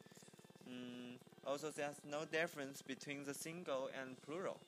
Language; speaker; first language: English; non-native, learner; Chinese